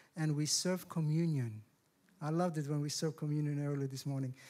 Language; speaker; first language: English; non-native, fluent; Hebrew